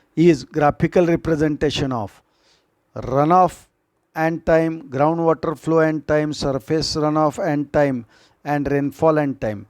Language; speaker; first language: English; non-native, local second language; Marathi